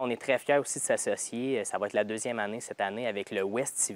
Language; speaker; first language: French; native; French